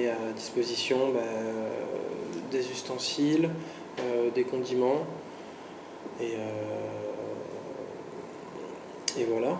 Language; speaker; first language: French; native; French